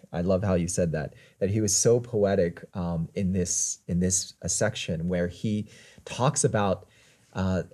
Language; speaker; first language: English; native; English